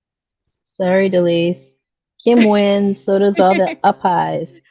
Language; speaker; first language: English; native; English